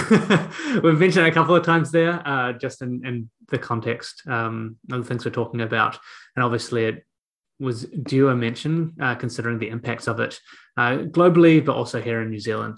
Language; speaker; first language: English; native; English